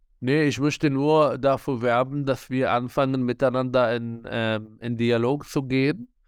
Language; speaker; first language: German; non-native, fluent; Arabic